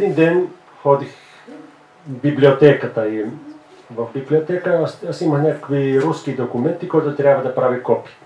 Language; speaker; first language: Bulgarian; non-native, fluent; Finnish